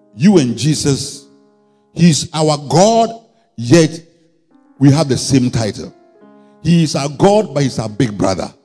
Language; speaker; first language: English; non-native, local second language; Akan